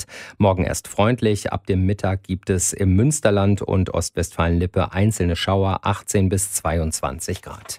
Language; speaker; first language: German; native; German